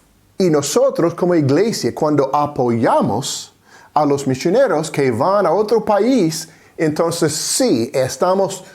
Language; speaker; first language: Spanish; non-native, fluent; English